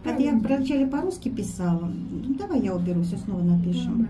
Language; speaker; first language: Russian; early bilingual, heritage; Russian